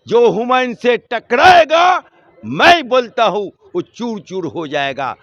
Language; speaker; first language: Hindi; non-native, local second language; Bangla